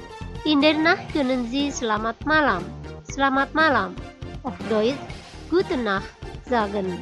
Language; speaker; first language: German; non-native, fluent; Indonesian